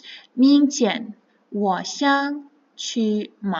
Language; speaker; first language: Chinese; non-native, fluent; Kazakh